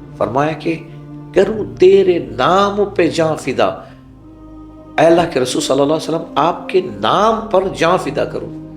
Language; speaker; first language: Urdu; non-native, fluent; Bangla